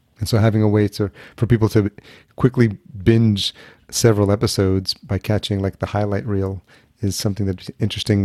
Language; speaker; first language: English; early bilingual, other home language; Spanish